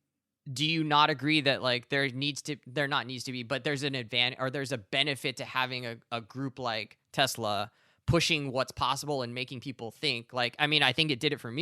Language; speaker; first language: English; native; English